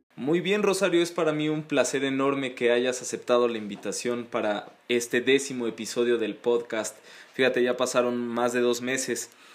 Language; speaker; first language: Spanish; native; Spanish